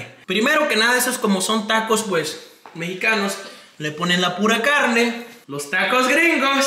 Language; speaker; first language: Spanish; native; Spanish